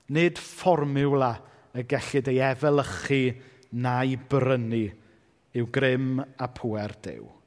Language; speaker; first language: Welsh; native; Welsh